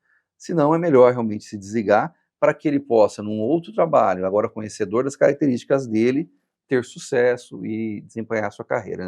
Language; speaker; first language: Portuguese; native; Portuguese